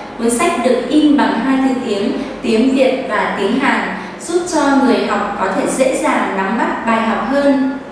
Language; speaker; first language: Vietnamese; native; Vietnamese